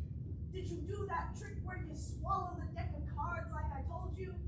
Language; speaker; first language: English; native; English